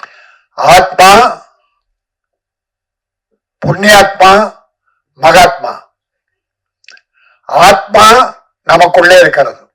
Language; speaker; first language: Tamil; native; Tamil